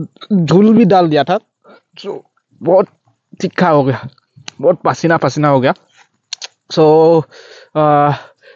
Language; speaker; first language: Hindi; non-native, local second language; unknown